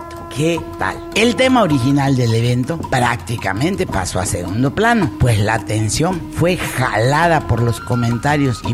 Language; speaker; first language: Spanish; native; Spanish